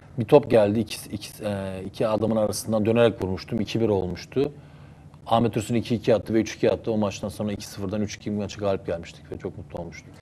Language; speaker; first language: Turkish; early bilingual, heritage; Turkish